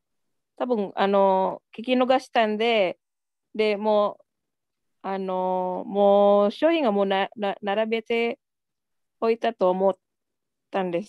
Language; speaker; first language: Japanese; non-native, learner; Indonesian